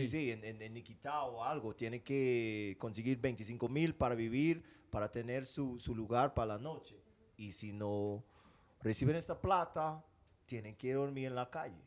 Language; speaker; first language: Spanish; non-native, fluent; English